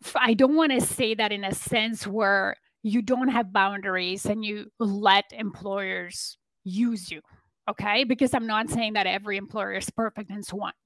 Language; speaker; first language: English; non-native, fluent; Polish